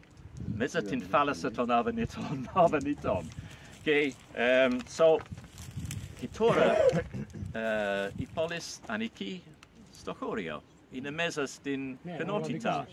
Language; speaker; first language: Greek; non-native, learner; English